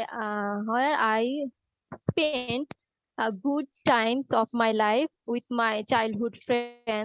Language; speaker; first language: English; non-native, learner; Bangla